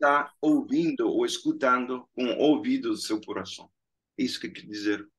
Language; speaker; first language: Portuguese; non-native, fluent; Spanish